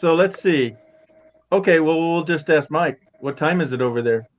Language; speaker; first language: English; native; English